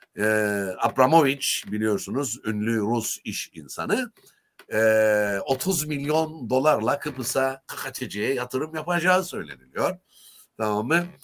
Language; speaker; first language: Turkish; native; Turkish